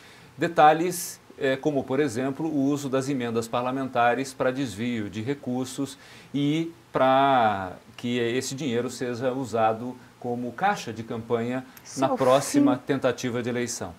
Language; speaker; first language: Portuguese; native; Portuguese